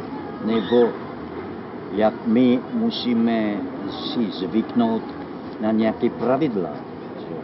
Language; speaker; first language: Czech; non-native, fluent; Indonesian